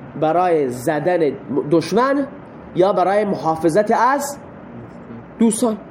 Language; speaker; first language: Persian; non-native, local second language; Baluchi